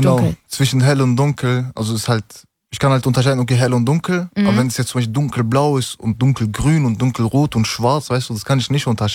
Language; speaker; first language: German; early bilingual, other home language; Turkish